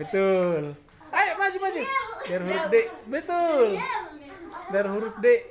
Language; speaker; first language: Indonesian; non-native, local second language; Batak Toba